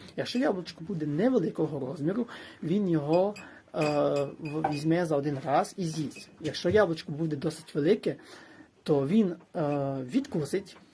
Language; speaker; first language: Ukrainian; native; Ukrainian